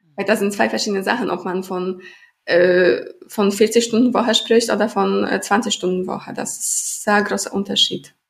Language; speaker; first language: German; non-native, fluent; Polish